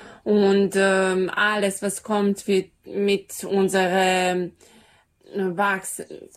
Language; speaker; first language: German; non-native, learner; Serbian